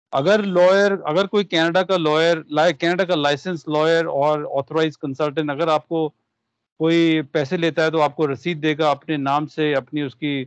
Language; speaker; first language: Hindi; non-native, local second language; Punjabi